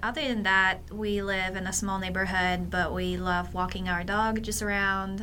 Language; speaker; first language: English; non-native, fluent; Polish